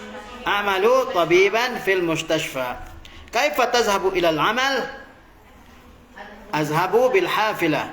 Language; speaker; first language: Arabic; non-native, fluent; Indonesian